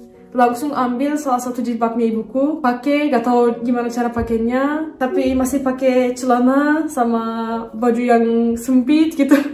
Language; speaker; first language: Indonesian; non-native, fluent; Turkish